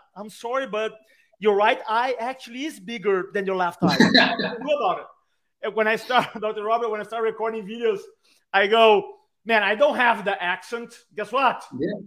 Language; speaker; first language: English; non-native, fluent; Portuguese